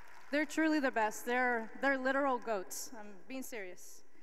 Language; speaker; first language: English; early bilingual, other home language; Spanish